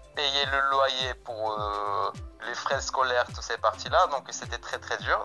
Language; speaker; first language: French; non-native, fluent; Korean